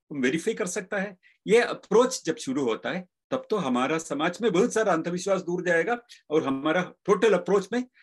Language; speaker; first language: Hindi; non-native, local second language; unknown